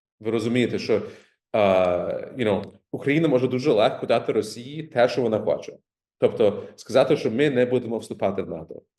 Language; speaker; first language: Ukrainian; early bilingual, heritage; Ukrainian